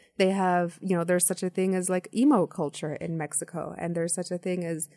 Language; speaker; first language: English; native; English